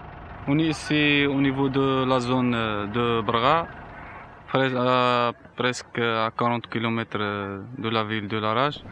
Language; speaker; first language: French; non-native, local second language; Arabic